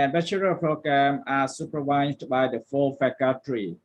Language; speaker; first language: English; non-native, learner; Thai